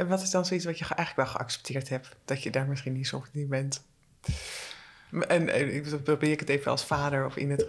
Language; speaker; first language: Dutch; native; Dutch